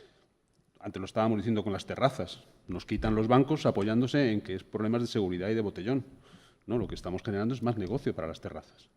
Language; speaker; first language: Spanish; native; Spanish